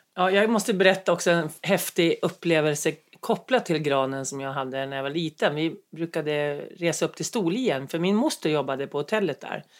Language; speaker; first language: Swedish; native; Swedish